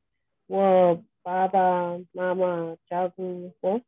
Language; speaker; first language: Chinese; non-native, learner; English